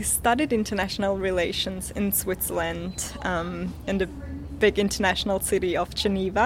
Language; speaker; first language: English; non-native, fluent; Swiss German